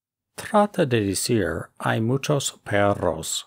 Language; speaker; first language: Spanish; non-native, fluent; English